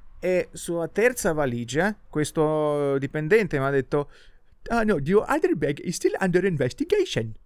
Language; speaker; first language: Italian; non-native, fluent; Russian